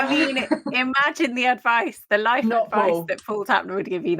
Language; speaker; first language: English; native; English